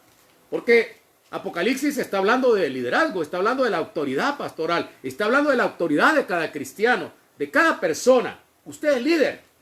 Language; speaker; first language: Spanish; native; Spanish